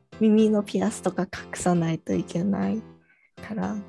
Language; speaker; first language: Japanese; early bilingual, heritage; Japanese